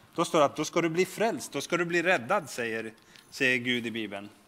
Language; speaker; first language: Swedish; native; Swedish